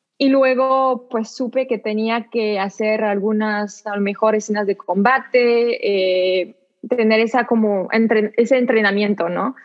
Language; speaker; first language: Spanish; non-native, fluent; French